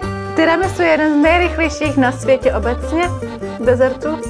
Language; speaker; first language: Czech; native; Czech